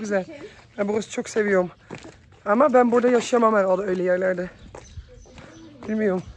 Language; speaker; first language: Turkish; early bilingual, heritage; Turkish